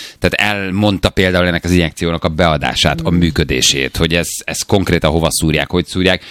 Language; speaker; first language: Hungarian; native; Hungarian